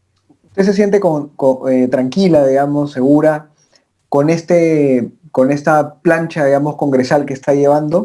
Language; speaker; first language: Spanish; native; Spanish